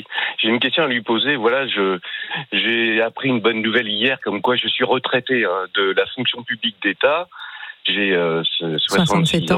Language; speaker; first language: French; native; French